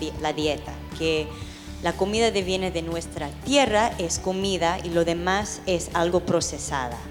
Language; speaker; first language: Spanish; early bilingual, heritage; English